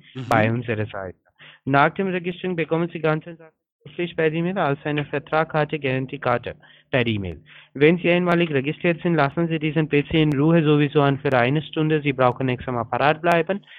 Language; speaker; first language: German; non-native, fluent; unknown